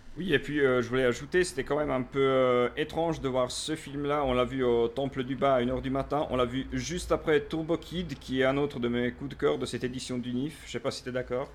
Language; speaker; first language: French; native; French